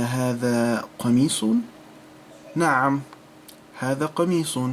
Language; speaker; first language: Arabic; non-native, fluent; English